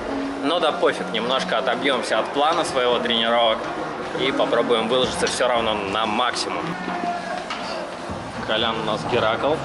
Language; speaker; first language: Russian; native; Russian